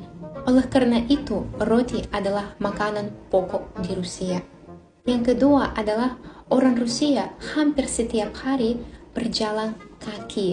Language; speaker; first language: Indonesian; non-native, fluent; Russian